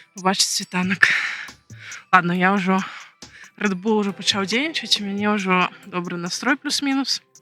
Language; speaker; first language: Belarusian; non-native, local second language; Russian